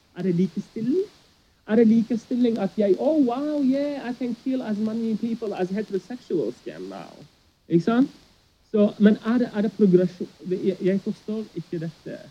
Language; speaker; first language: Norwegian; early bilingual, other home language; Arabic